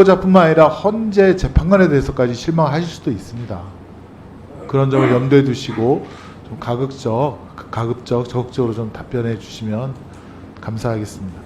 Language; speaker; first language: Korean; native; Korean